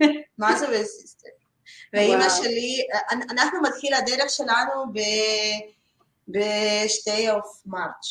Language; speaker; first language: Hebrew; non-native, learner; Russian